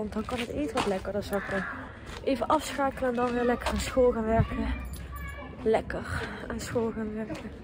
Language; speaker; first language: Dutch; native; Dutch